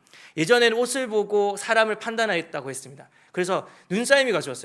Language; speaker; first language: Korean; native; Korean